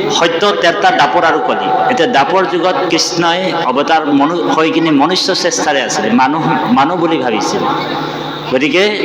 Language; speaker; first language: Assamese; native; Assamese